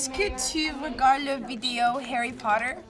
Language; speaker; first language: French; non-native, learner; English